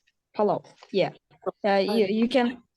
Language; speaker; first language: English; non-native, learner; Uzbek